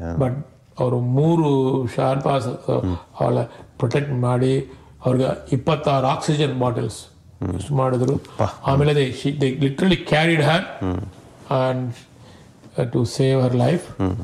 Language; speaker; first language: Kannada; non-native, local second language; Tibetan